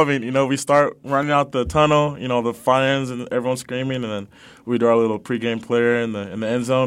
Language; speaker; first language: English; native; English